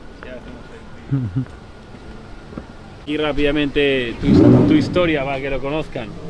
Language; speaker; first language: Spanish; native; Spanish